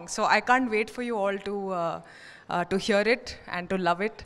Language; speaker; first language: Telugu; non-native, learner; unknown